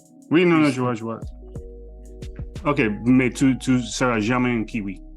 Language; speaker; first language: French; non-native, fluent; English